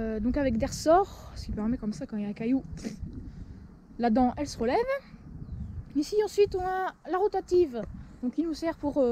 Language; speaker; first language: French; native; French